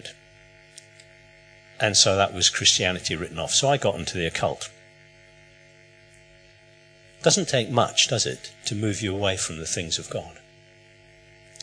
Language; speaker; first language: English; native; English